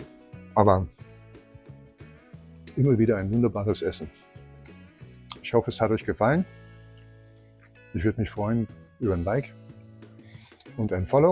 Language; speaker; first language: German; native; German